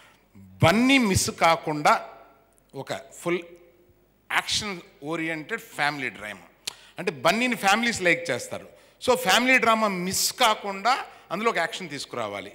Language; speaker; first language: Telugu; native; Telugu